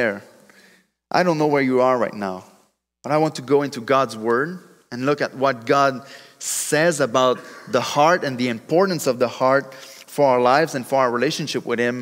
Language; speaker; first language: English; non-native, fluent; French